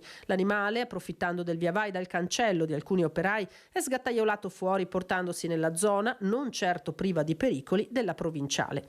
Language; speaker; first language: Italian; native; Italian